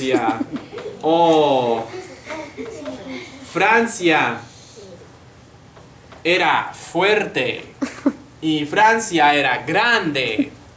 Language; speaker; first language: Spanish; non-native, fluent; English